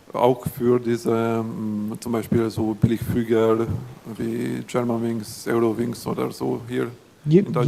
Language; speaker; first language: German; non-native, fluent; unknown